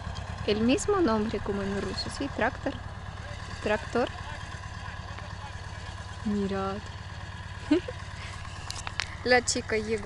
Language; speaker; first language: Spanish; non-native, fluent; Russian